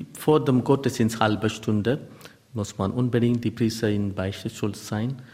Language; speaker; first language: German; non-native, learner; Tamil